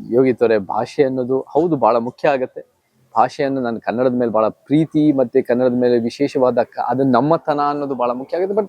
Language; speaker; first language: Kannada; early bilingual, heritage; Kannada